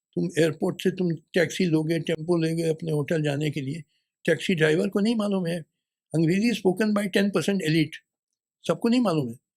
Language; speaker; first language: Hindi; native; Hindi